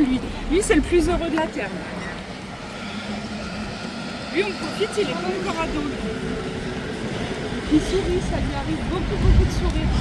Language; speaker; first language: French; native; French